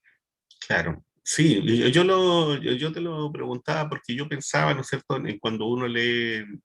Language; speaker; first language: Spanish; native; Spanish